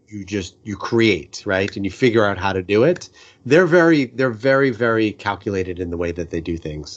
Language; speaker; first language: English; native; English